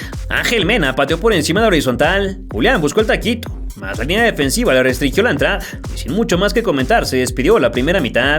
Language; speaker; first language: Spanish; native; Spanish